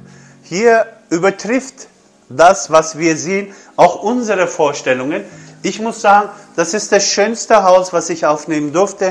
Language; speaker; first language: German; non-native, fluent; Turkish